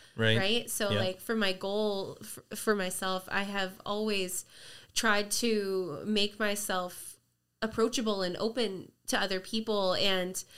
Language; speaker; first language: English; native; English